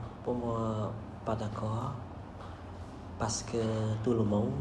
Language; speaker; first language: French; non-native, learner; Khmer